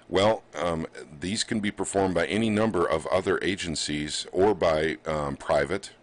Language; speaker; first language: English; native; English